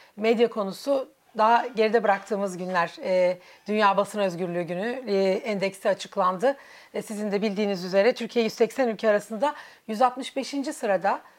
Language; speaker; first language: Turkish; native; Turkish